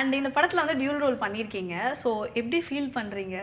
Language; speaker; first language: Tamil; native; Tamil